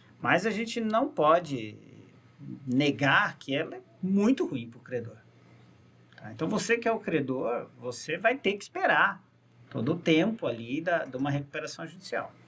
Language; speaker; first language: Portuguese; native; Portuguese